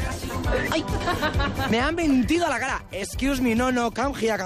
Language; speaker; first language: Spanish; native; Spanish